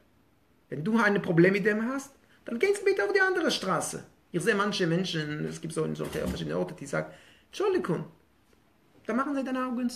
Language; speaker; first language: German; non-native, fluent; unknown